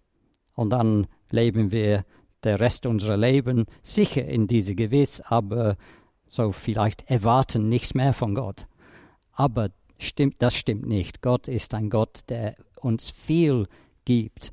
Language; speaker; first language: German; non-native, fluent; English